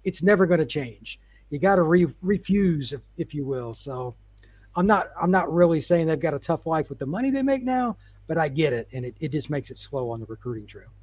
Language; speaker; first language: English; native; English